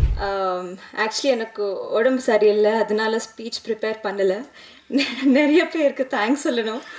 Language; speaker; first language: Tamil; non-native, learner; Telugu